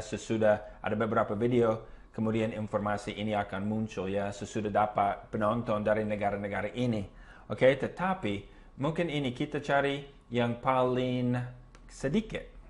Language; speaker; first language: Indonesian; non-native, fluent; English